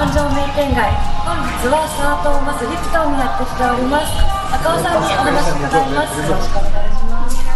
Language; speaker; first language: Japanese; native; Japanese